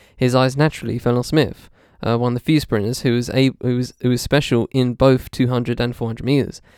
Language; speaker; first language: English; native; English